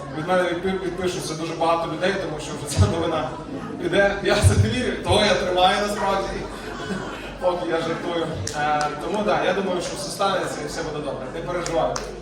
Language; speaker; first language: Ukrainian; native; Ukrainian